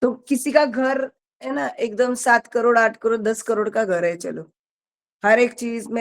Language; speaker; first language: Hindi; non-native, local second language; Marathi